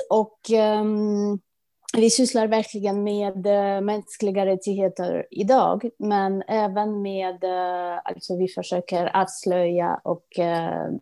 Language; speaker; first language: Swedish; non-native, fluent; Russian